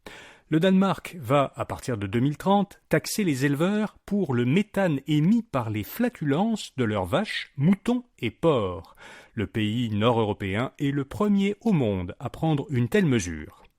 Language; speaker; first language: French; native; French